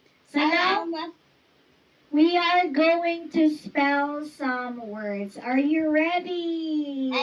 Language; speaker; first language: English; non-native, fluent; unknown